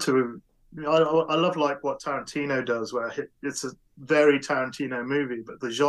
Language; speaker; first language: English; native; English